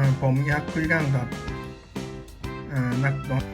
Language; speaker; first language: Thai; non-native, learner; Japanese